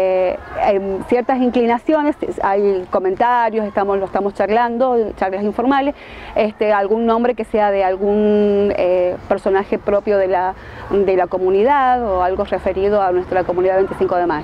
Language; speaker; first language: Spanish; native; Spanish